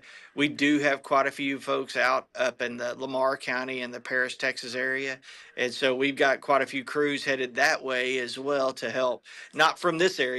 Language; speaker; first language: English; native; English